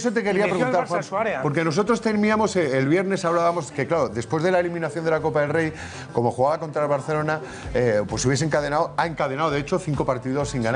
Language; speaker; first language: Spanish; native; Spanish